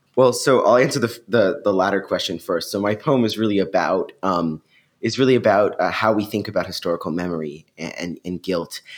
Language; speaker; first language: English; native; English